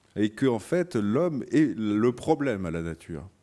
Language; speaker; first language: French; native; French